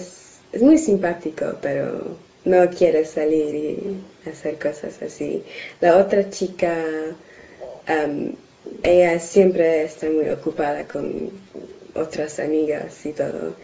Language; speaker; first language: Spanish; non-native, learner; English